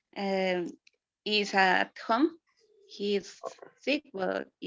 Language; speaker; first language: English; non-native, learner; Spanish